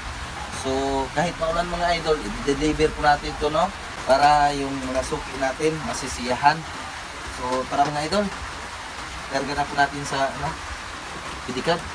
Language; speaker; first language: Filipino; native; Filipino